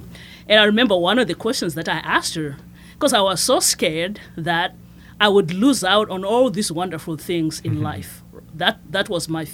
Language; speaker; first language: English; non-native, local second language; Shona